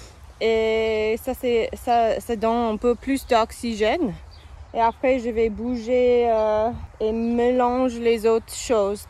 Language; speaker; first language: French; non-native, fluent; English